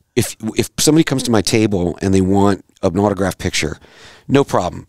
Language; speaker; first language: English; native; English